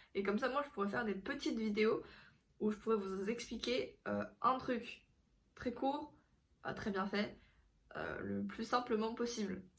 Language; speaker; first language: French; non-native, fluent; Korean